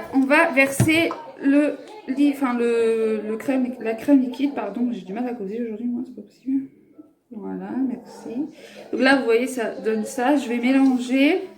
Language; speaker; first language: French; native; French